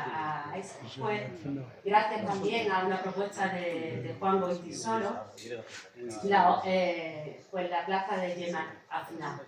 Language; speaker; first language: Spanish; native; Spanish